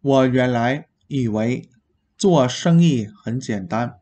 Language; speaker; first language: Chinese; non-native, fluent; Vietnamese